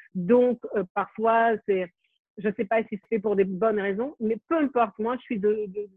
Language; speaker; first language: French; non-native, fluent; Ukrainian